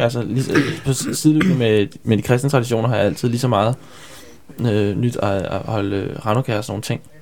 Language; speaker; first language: Danish; native; Danish